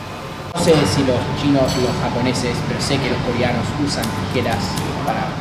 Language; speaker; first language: Spanish; non-native, fluent; English